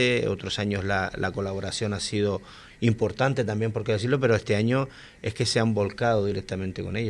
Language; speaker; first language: Spanish; native; Spanish